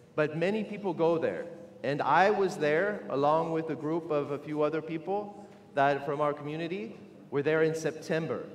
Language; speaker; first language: English; native; English